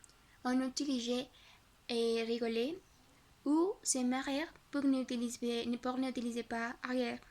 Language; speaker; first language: French; non-native, learner; Spanish